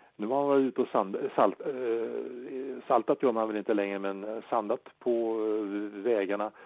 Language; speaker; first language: Swedish; native; Swedish